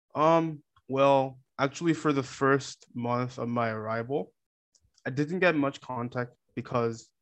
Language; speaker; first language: English; non-native, fluent; Korean